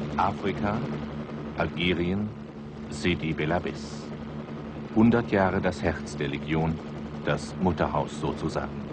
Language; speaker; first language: German; native; German